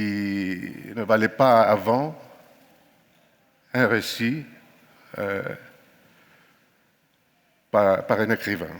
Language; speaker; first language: French; non-native, fluent; Greek